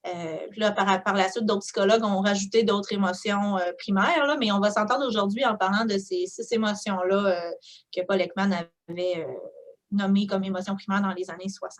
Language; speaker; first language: French; native; French